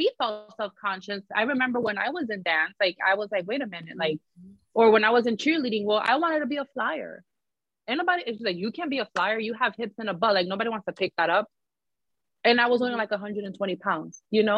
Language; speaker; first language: English; native; English